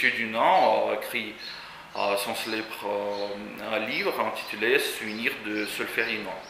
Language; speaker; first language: French; non-native, fluent; Russian